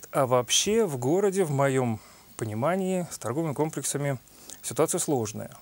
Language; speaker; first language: Russian; native; Russian